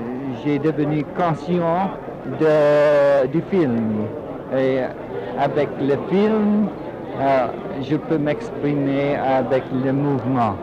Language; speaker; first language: French; non-native, fluent; English